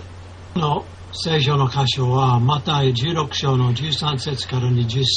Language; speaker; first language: Japanese; non-native, fluent; English